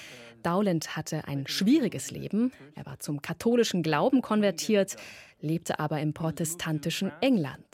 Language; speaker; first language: German; native; German